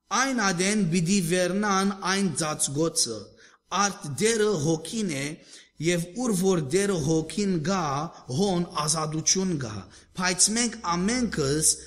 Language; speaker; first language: Armenian; early bilingual, heritage; Armenian